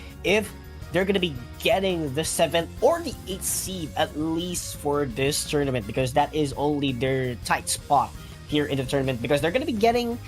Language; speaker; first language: English; non-native, local second language; Filipino